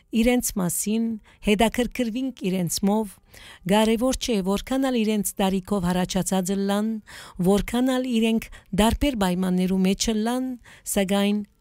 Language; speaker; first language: Armenian; native; Armenian